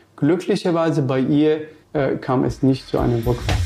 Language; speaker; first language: German; non-native, fluent; Persian